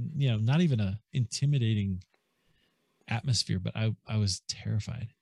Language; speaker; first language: English; native; English